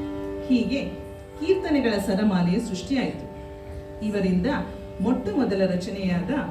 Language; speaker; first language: Kannada; native; Kannada